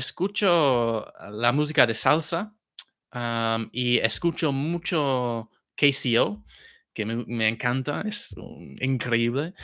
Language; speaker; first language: Spanish; non-native, fluent; English